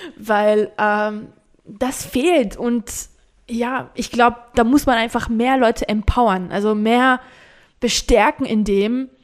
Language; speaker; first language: German; non-native, fluent; Georgian